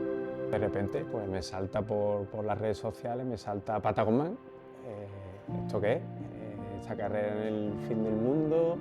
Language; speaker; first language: Spanish; native; Spanish